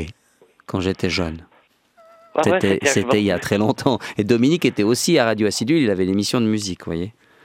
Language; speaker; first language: French; native; French